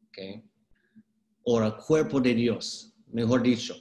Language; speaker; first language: Spanish; non-native, fluent; English